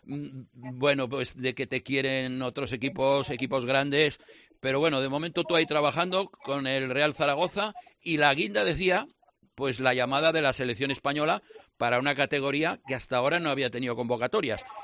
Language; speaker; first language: Spanish; native; Spanish